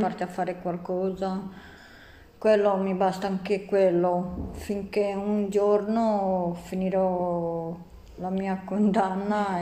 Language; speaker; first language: Italian; non-native, learner; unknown